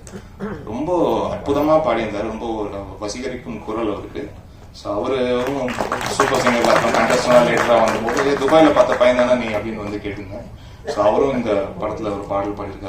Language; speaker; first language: Tamil; native; Tamil